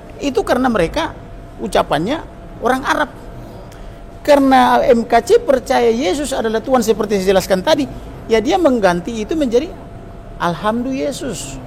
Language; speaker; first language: Indonesian; non-native, local second language; Batak Toba